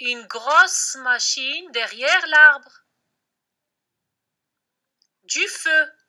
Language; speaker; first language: French; non-native, local second language; Arabic